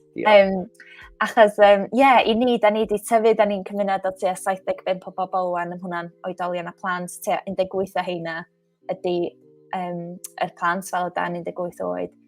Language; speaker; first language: Welsh; non-native, local second language; English